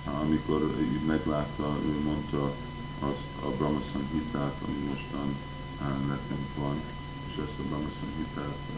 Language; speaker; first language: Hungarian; early bilingual, heritage; Hungarian